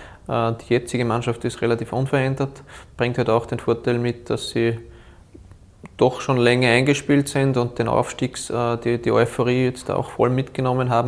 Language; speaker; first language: German; native; German